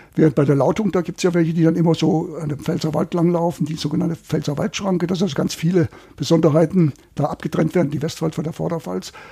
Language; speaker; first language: German; native; German